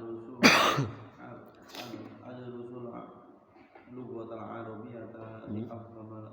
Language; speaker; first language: Arabic; non-native, learner; Indonesian